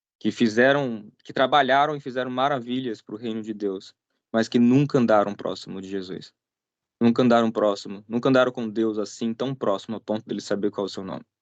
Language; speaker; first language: Portuguese; native; Portuguese